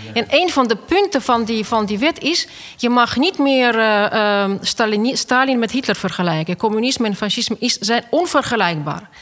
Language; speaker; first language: Dutch; non-native, fluent; Russian